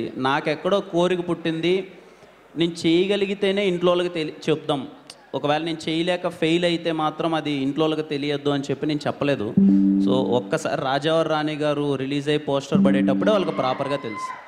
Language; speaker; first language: Telugu; native; Telugu